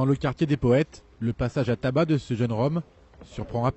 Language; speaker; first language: French; native; French